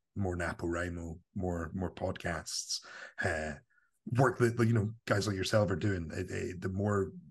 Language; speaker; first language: English; native; English